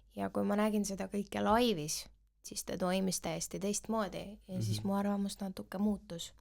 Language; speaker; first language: Estonian; non-native, local second language; Russian